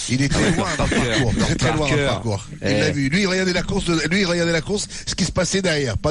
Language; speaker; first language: French; native; French